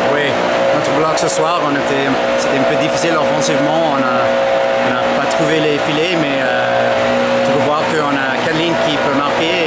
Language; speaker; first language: French; non-native, fluent; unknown